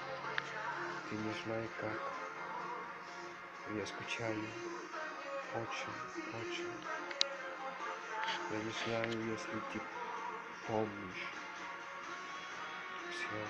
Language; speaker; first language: Russian; non-native, learner; Spanish